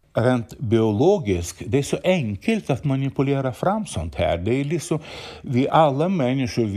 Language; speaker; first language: Swedish; non-native, fluent; Ukrainian